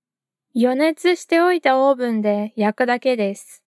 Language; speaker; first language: Japanese; non-native, fluent; Portuguese